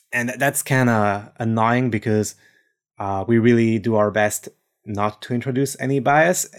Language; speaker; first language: English; non-native, fluent; French